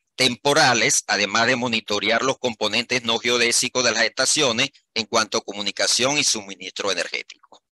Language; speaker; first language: Spanish; native; Spanish